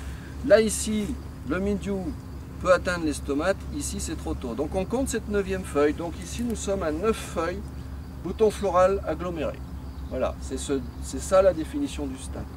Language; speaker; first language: French; native; French